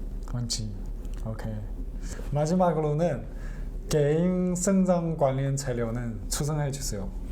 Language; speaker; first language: Korean; non-native, learner; Chinese